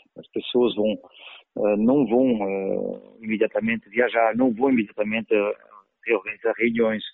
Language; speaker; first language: Portuguese; non-native, fluent; French